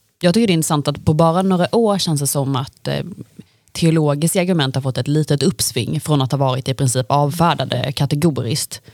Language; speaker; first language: Swedish; native; Swedish